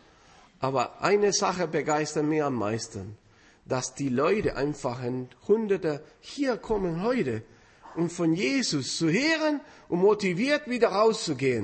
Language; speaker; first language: German; non-native, fluent; Spanish